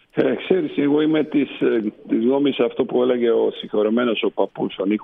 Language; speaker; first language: Greek; non-native, fluent; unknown